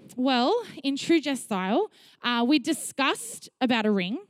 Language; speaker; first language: English; native; English